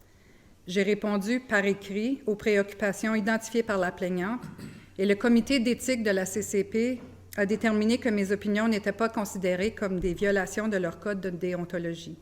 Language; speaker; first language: French; native; French